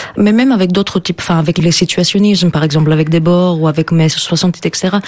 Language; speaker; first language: French; non-native, fluent; Greek